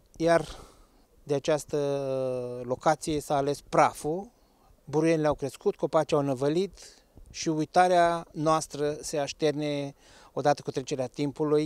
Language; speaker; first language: Romanian; native; Romanian